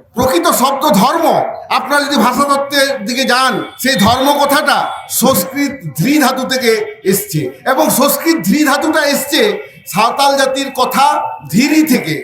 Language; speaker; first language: Bangla; non-native, local second language; Santali